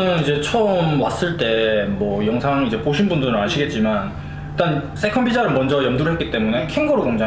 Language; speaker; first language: Korean; native; Korean